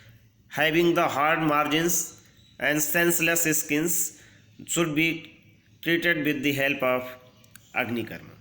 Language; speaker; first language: English; non-native, local second language; Hindi